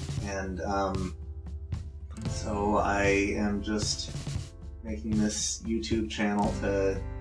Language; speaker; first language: English; native; English